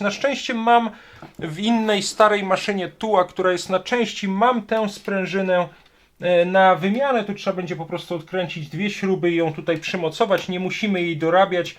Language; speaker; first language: Polish; native; Polish